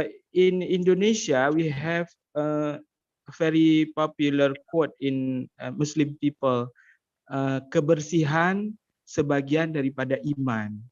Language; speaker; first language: English; non-native, learner; Indonesian